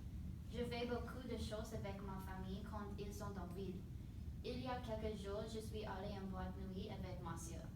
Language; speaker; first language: French; non-native, learner; English